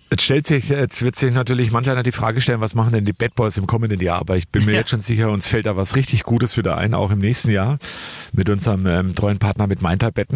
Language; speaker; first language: German; native; German